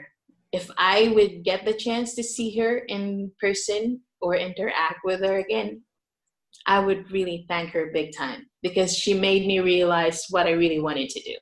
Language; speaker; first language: English; non-native, local second language; Filipino